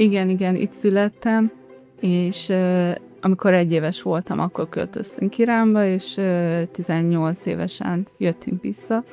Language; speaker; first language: Hungarian; early bilingual, heritage; Hungarian